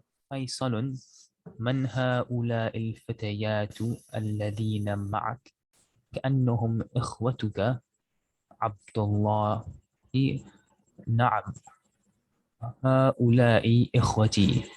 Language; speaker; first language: Arabic; non-native, learner; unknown